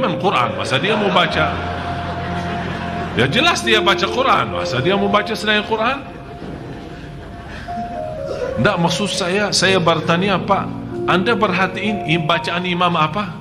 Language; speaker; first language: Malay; non-native, fluent; Arabic